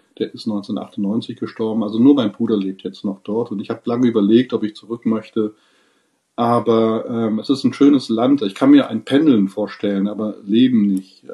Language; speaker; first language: German; non-native, fluent; English